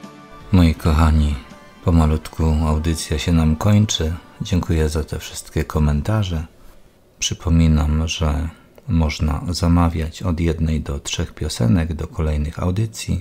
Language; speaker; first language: Polish; native; Polish